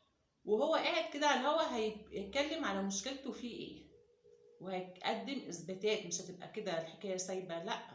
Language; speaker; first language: Arabic; native; Arabic